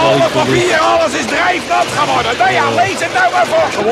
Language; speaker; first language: Dutch; native; Dutch